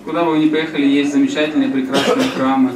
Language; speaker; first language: Russian; native; Russian